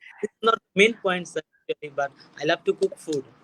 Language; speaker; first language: English; non-native, learner; Bangla